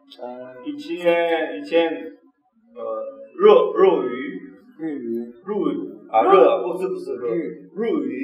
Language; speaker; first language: Chinese; non-native, learner; Korean